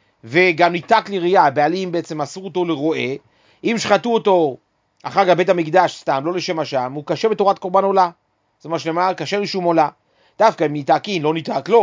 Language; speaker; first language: Hebrew; native; Hebrew